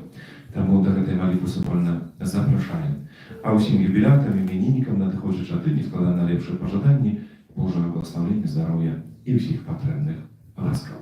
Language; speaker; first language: Polish; non-native, learner; Russian